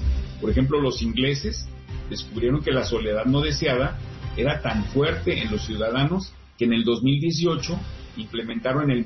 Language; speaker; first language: Spanish; native; Spanish